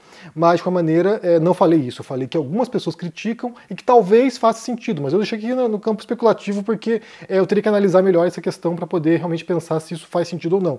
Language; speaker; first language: Portuguese; native; Portuguese